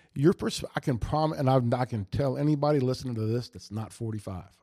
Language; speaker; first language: English; native; English